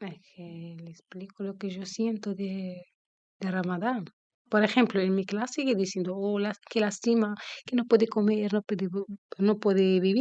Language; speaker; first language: Spanish; non-native, learner; Arabic